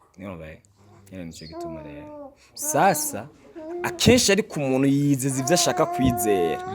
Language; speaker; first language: Rundi; native; Rundi